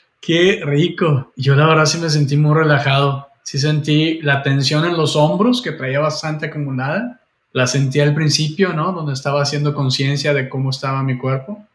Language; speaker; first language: Spanish; native; Spanish